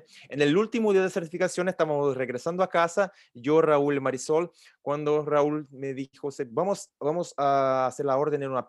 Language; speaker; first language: Spanish; non-native, learner; Portuguese